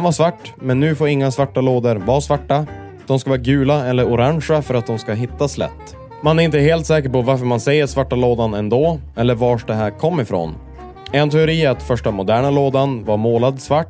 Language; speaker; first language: Swedish; native; Swedish